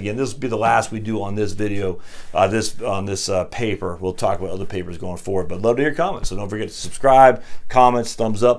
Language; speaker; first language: English; native; English